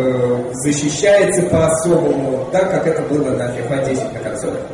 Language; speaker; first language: Russian; native; Russian